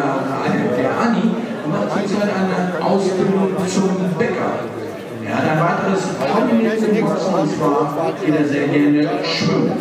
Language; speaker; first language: German; native; German